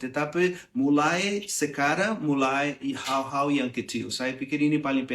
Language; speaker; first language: Indonesian; non-native, learner; Portuguese